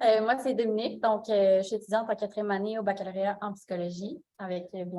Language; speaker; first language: French; native; French